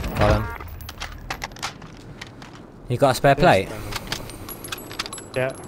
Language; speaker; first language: English; native; English